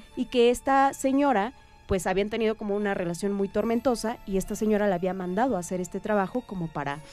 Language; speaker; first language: Spanish; native; Spanish